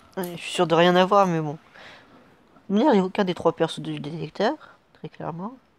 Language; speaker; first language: French; native; French